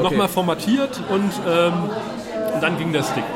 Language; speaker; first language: German; native; German